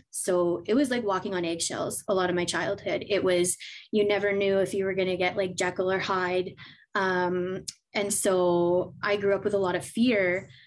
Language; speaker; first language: English; native; English